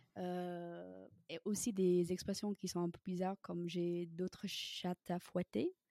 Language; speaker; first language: French; non-native, fluent; English